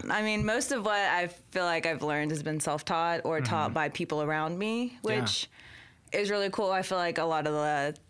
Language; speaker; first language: English; native; English